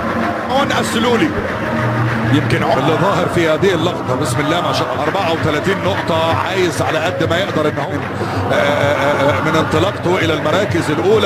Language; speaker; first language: Arabic; native; Arabic